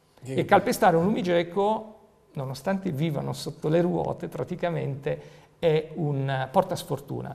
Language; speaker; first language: Italian; native; Italian